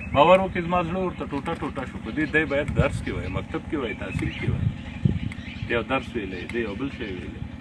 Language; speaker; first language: Pashto; native; Pashto